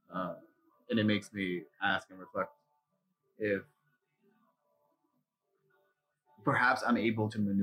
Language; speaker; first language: English; native; English